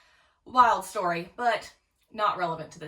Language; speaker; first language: English; native; English